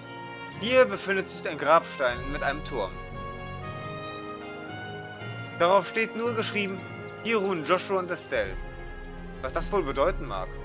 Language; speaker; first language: German; native; German